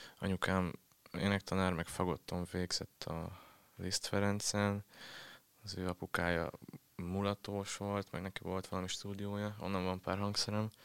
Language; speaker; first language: Hungarian; native; Hungarian